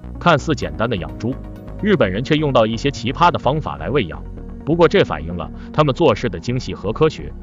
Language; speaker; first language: Chinese; native; Chinese